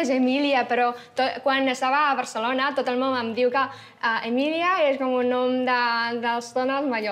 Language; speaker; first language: Catalan; non-native, learner; Chinese